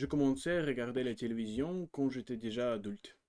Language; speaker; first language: French; non-native, learner; Russian